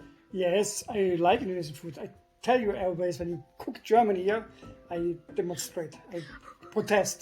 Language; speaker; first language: English; non-native, fluent; German